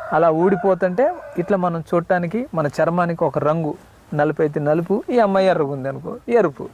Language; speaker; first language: Telugu; non-native, local second language; Koya